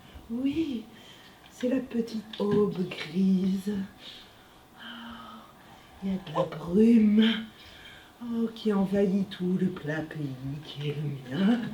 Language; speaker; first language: French; native; French